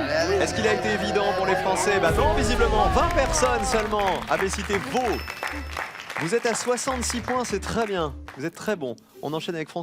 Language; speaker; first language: French; native; French